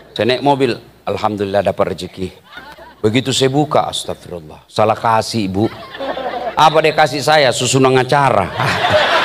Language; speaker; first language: Indonesian; native; Indonesian